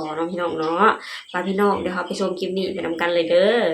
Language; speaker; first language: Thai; non-native, local second language; Lao